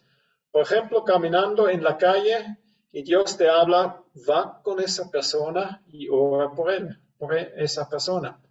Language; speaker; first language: Spanish; non-native, fluent; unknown